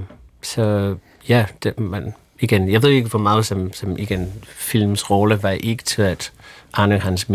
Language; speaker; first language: Danish; non-native, fluent; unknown